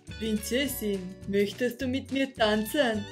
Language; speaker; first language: German; non-native, fluent; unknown